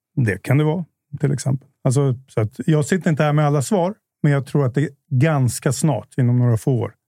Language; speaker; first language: Swedish; native; Swedish